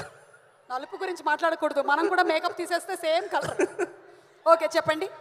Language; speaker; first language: Telugu; native; Telugu